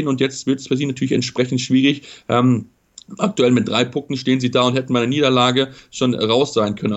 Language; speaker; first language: German; native; German